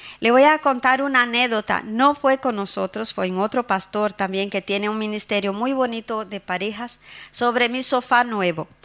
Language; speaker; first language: Spanish; non-native, fluent; Portuguese